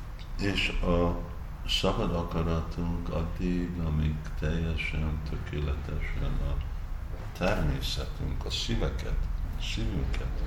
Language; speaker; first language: Hungarian; early bilingual, heritage; Hungarian